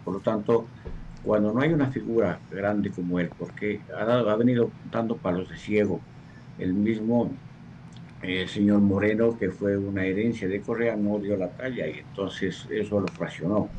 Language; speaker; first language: Spanish; native; Spanish